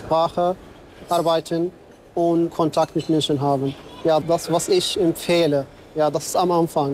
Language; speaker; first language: German; non-native, fluent; Arabic